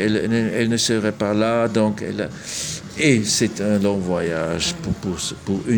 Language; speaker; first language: French; non-native, local second language; German